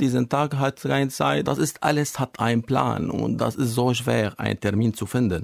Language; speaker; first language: German; non-native, learner; Arabic